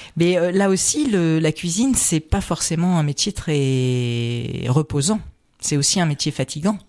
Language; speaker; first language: French; native; French